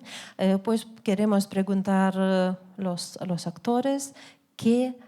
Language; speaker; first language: Spanish; non-native, fluent; Lithuanian